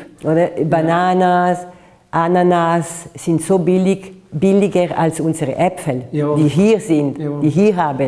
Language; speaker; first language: German; non-native, fluent; Italian